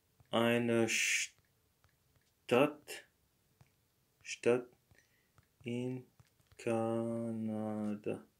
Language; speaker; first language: German; non-native, learner; Morisyen